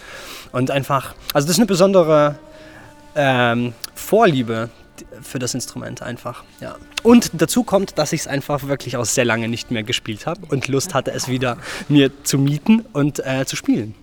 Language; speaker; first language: German; native; German